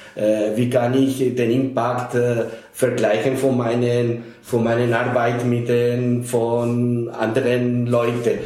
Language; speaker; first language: German; non-native, fluent; Spanish